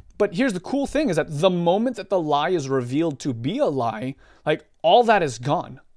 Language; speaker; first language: English; native; English